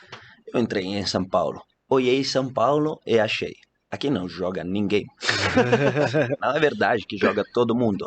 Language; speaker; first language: Portuguese; non-native, fluent; Italian